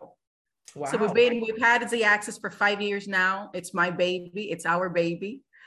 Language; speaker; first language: English; non-native, fluent; Spanish